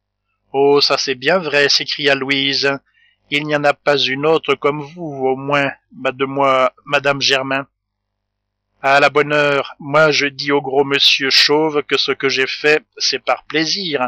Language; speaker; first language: French; native; French